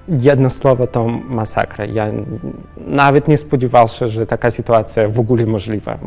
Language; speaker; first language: Polish; non-native, learner; Russian